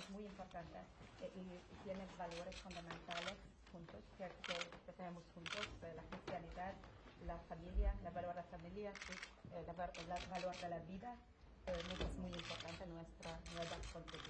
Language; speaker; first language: Spanish; non-native, fluent; Hungarian